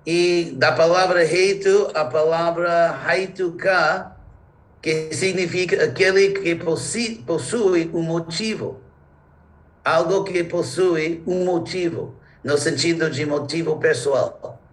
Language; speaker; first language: Portuguese; non-native, fluent; English